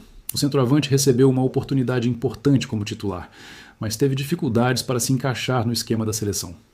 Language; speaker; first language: Portuguese; native; Portuguese